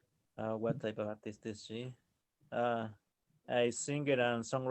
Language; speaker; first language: English; non-native, learner; Spanish